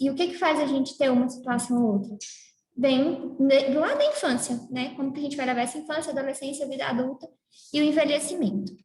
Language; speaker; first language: Portuguese; native; Portuguese